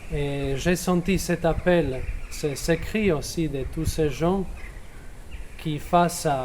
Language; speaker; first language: French; non-native, fluent; Croatian